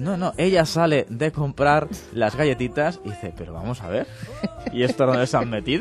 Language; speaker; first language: Spanish; native; Spanish